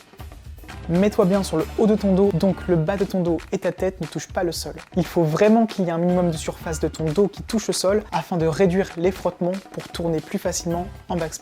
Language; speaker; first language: French; native; French